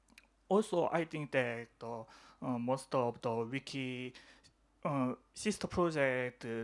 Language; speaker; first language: English; non-native, learner; Korean